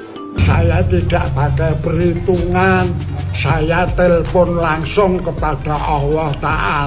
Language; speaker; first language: Indonesian; non-native, local second language; Javanese